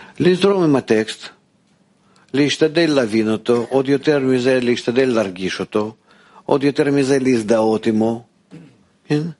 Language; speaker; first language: Hebrew; non-native, fluent; Russian